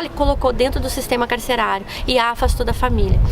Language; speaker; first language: Portuguese; native; Portuguese